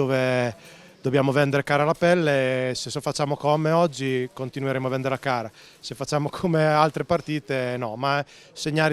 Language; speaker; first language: Italian; native; Italian